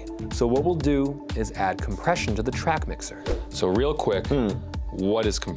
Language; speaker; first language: English; native; English